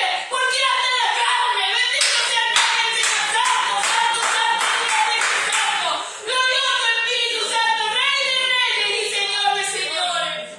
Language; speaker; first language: Spanish; native; Spanish